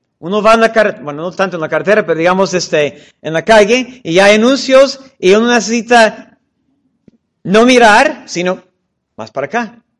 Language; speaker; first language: Spanish; non-native, fluent; English